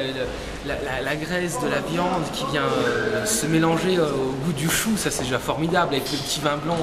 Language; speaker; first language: French; native; French